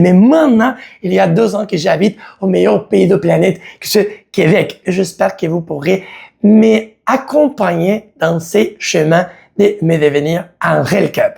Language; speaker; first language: French; non-native, learner; Spanish